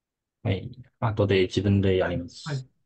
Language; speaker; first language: Japanese; non-native, learner; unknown